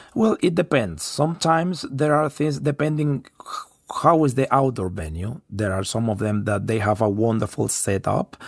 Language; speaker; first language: English; non-native, fluent; Spanish